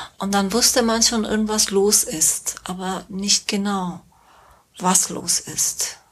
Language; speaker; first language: German; non-native, fluent; Persian